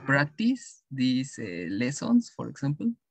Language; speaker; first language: English; non-native, learner; Spanish